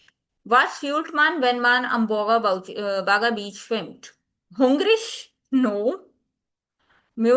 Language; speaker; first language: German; non-native, learner; Hindi